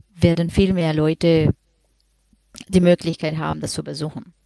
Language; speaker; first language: German; non-native, fluent; Spanish